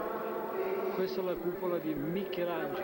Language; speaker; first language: Italian; non-native, learner; Portuguese